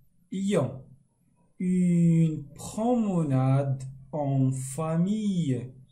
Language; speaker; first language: French; non-native, fluent; Arabic